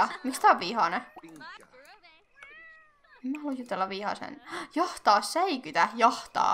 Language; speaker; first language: Finnish; native; Finnish